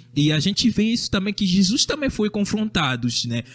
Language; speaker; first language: Portuguese; non-native, fluent; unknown